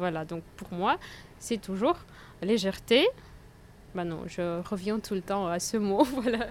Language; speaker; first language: French; non-native, fluent; Russian